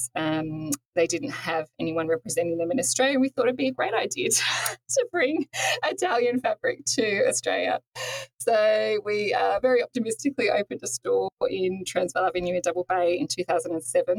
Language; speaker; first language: English; native; English